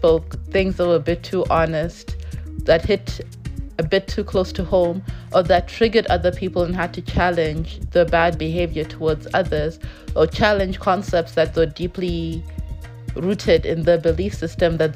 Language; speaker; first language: English; non-native, local second language; Shona